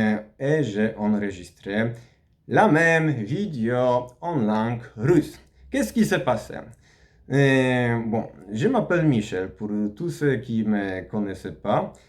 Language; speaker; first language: French; non-native, learner; Polish